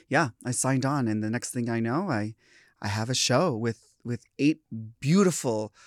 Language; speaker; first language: English; early bilingual, other home language; Filipino